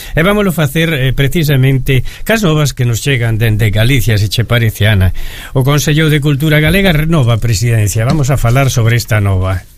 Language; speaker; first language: Galician; early bilingual, heritage; Galician